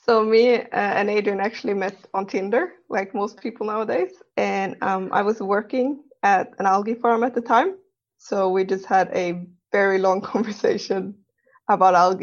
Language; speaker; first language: English; non-native, fluent; Swedish